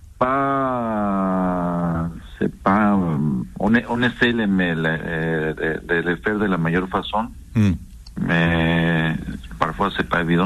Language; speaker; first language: French; non-native, learner; Spanish